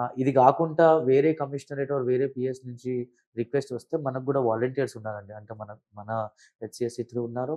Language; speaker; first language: Telugu; early bilingual, heritage; Telugu